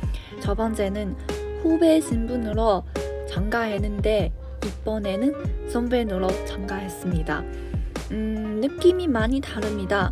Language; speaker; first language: Korean; non-native, learner; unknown